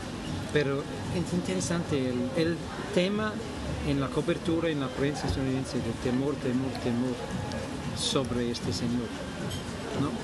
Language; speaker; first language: Spanish; non-native, fluent; English